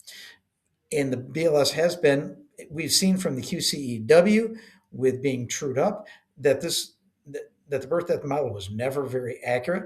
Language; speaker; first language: English; native; English